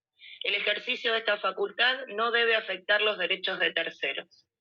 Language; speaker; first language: Spanish; native; Spanish